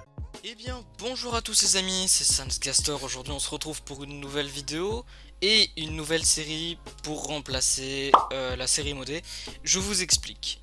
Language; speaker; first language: French; native; French